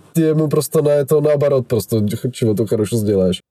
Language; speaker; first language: Russian; non-native, fluent; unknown